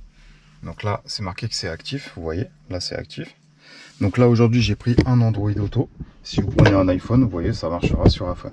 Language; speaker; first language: French; native; French